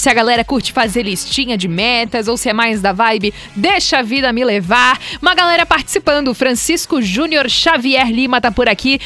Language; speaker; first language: Portuguese; native; Portuguese